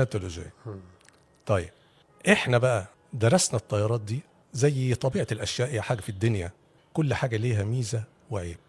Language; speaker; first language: Arabic; native; Arabic